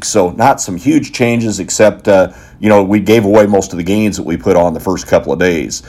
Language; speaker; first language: English; native; English